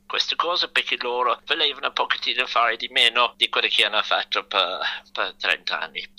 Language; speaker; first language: Italian; non-native, fluent; English